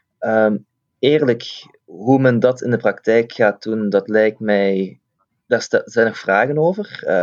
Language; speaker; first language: Dutch; native; Dutch